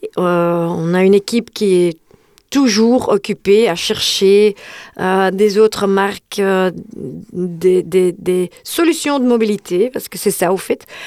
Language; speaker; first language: French; non-native, local second language; Dutch